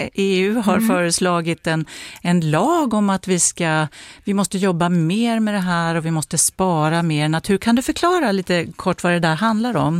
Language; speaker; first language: Swedish; native; Swedish